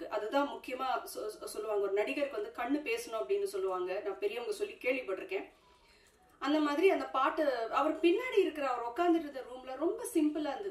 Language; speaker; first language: Tamil; native; Tamil